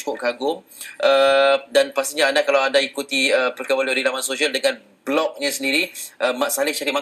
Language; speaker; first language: Malay; native; Malay